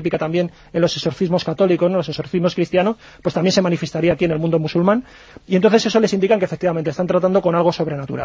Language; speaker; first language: Spanish; native; Spanish